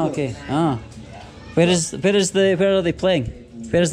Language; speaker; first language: English; native; English